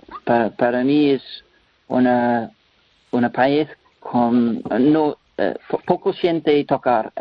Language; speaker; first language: Spanish; non-native, learner; English